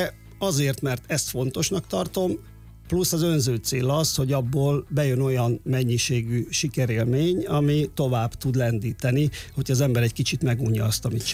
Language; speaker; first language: Hungarian; native; Hungarian